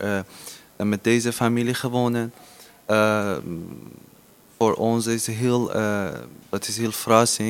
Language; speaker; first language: Dutch; non-native, learner; Persian